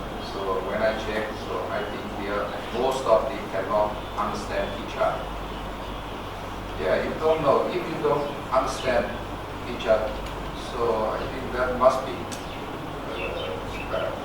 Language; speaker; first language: English; non-native, learner; Chinese